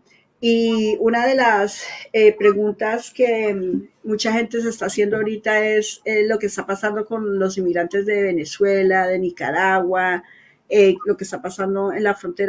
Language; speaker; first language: Spanish; native; Spanish